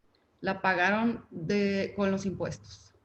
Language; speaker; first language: Spanish; native; Spanish